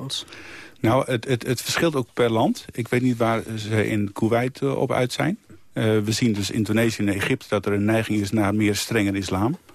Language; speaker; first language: Dutch; native; Dutch